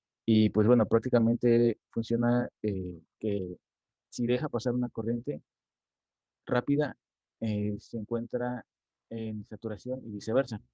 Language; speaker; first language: Spanish; native; Spanish